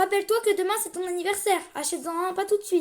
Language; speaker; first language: French; native; French